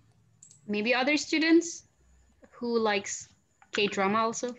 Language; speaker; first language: English; non-native, fluent; Indonesian